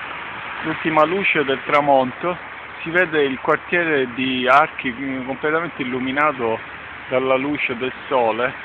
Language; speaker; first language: Italian; native; Italian